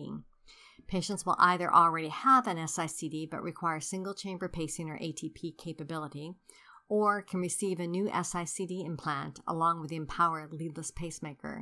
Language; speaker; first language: English; native; English